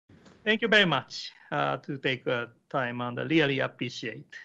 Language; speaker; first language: English; non-native, learner; Japanese